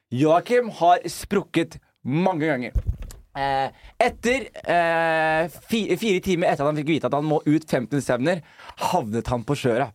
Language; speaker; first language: Norwegian; early bilingual, other home language; Somali